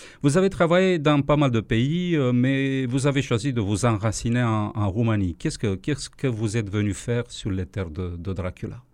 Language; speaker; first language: French; non-native, fluent; Romanian